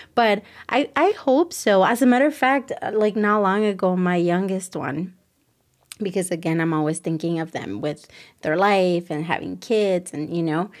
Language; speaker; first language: English; early bilingual, other home language; Spanish